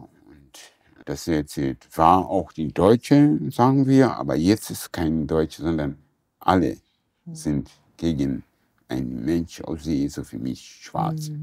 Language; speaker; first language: German; non-native, local second language; Portuguese